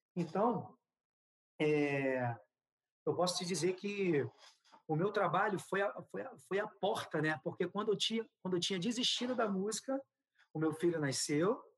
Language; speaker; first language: Portuguese; native; Portuguese